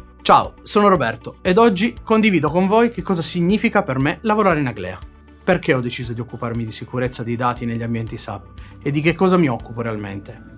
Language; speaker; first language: Italian; native; Italian